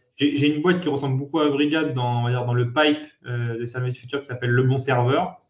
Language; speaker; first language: French; native; French